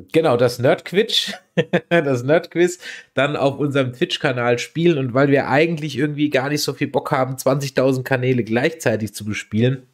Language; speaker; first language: German; native; German